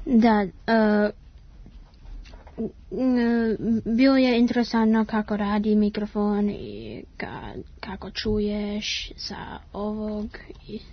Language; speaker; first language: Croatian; early bilingual, heritage; Croatian